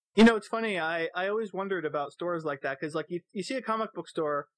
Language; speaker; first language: English; native; English